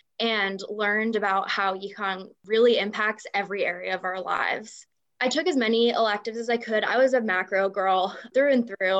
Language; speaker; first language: English; native; English